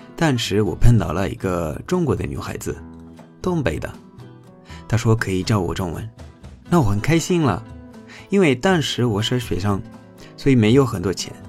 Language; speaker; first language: Chinese; non-native, fluent; Spanish